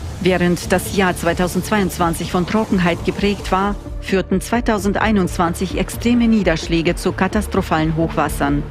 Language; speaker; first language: German; native; German